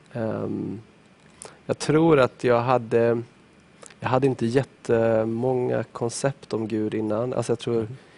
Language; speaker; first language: Swedish; native; Swedish